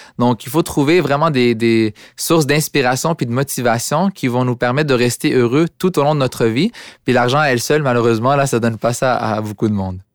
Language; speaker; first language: French; early bilingual, other home language; Arabic